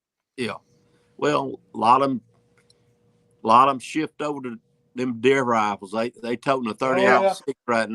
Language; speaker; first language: English; native; English